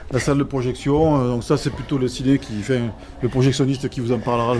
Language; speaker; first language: French; native; French